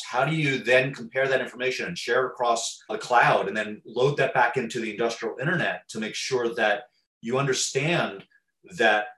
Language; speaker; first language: English; native; English